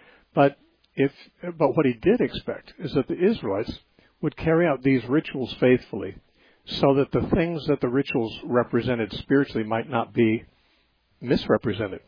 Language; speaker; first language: English; native; English